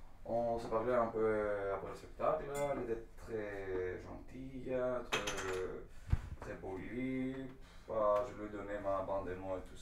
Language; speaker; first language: French; non-native, fluent; Greek